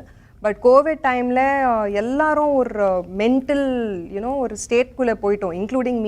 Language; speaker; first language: Tamil; non-native, local second language; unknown